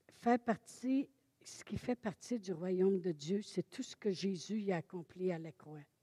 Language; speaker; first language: French; native; French